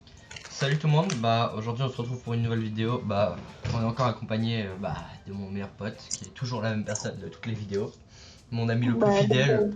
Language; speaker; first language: French; native; French